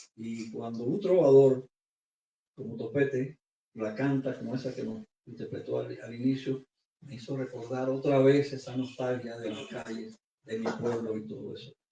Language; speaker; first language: Spanish; native; Spanish